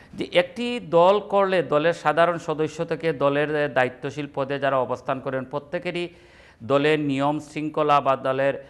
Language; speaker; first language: Bangla; native; Bangla